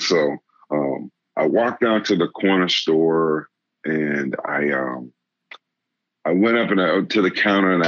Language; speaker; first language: English; native; English